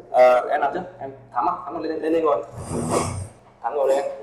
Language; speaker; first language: Vietnamese; native; Vietnamese